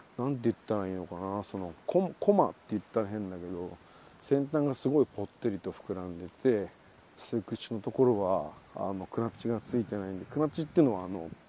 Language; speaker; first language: Japanese; native; Japanese